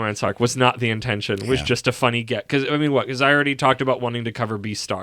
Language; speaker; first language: English; native; English